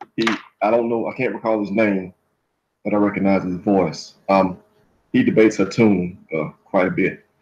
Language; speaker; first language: English; native; English